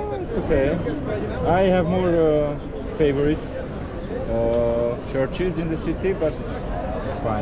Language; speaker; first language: English; non-native, fluent; Hungarian